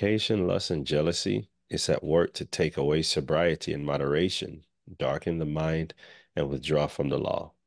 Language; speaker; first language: English; native; English